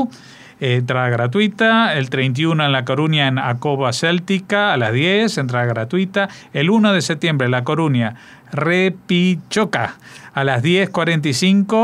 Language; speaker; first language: Spanish; native; Spanish